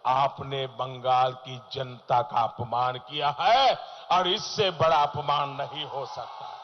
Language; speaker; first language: Hindi; non-native, local second language; Gujarati